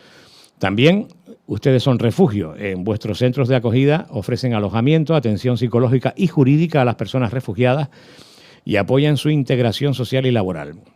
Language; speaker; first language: Spanish; native; Spanish